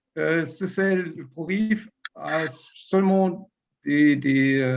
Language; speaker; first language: French; non-native, learner; German